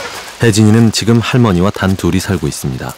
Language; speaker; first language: Korean; native; Korean